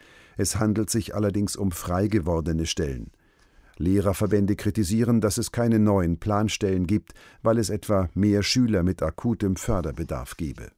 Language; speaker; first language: German; native; German